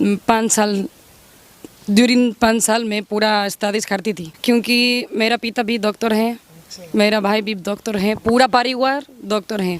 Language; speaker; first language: Hindi; non-native, learner; Spanish